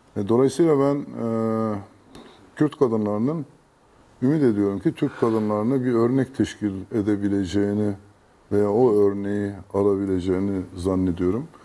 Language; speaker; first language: Turkish; non-native, local second language; Kurdish